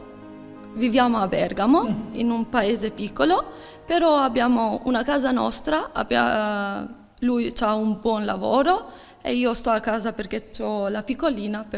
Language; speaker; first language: Italian; non-native, learner; Albanian